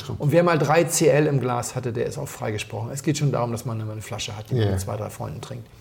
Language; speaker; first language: German; native; German